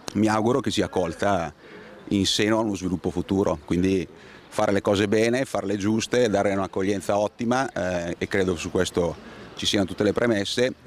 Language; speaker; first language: Italian; native; Italian